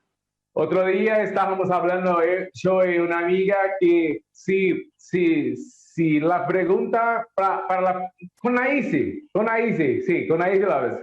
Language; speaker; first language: Spanish; non-native, learner; Portuguese